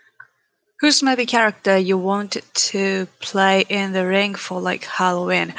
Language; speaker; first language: English; non-native, learner; Japanese